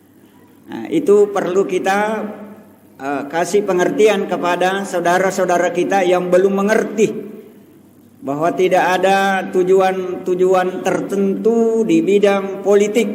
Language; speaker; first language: Indonesian; non-native, local second language; Buginese